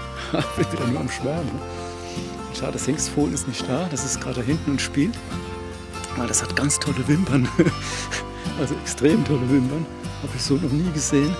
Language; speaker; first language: German; native; German